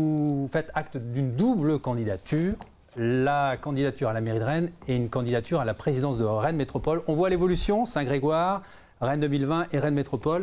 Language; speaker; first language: French; native; French